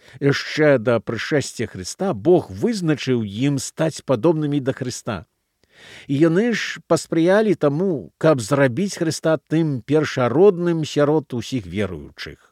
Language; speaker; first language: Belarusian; native; Belarusian